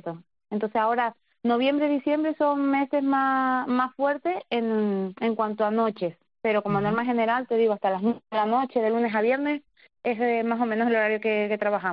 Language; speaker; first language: Spanish; native; Spanish